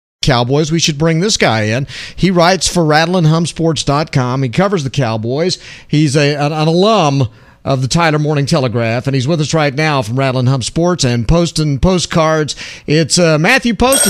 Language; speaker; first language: English; native; English